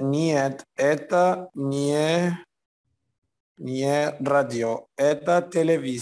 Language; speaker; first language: Russian; non-native, learner; Spanish